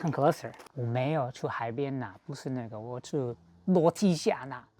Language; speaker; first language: Chinese; non-native, fluent; English